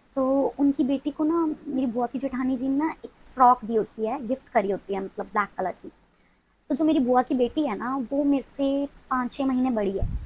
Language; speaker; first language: Hindi; non-native, local second language; Punjabi